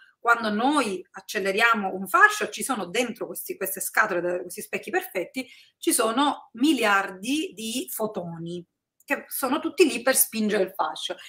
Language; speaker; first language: Italian; native; Italian